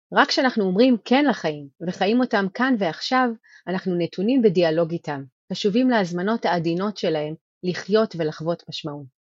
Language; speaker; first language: Hebrew; non-native, fluent; Spanish